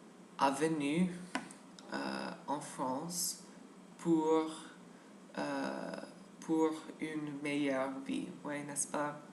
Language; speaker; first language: French; non-native, learner; English